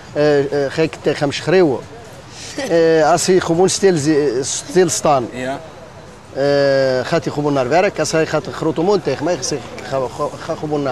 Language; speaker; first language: Dutch; non-native, learner; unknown